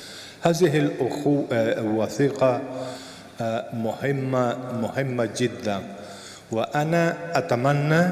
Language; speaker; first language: Arabic; non-native, fluent; Spanish